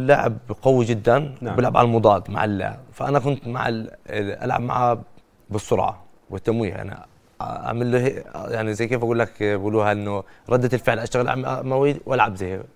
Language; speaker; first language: Arabic; native; Arabic